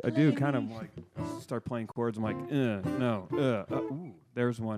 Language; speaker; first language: English; native; English